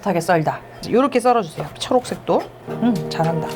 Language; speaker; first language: Korean; native; Korean